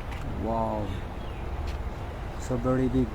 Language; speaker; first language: English; non-native, local second language; Filipino